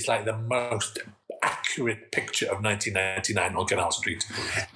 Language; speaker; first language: English; native; English